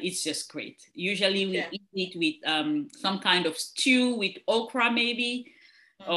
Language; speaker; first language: English; non-native, local second language; French